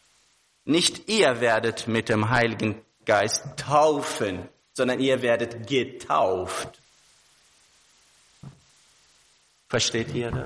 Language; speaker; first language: German; non-native, fluent; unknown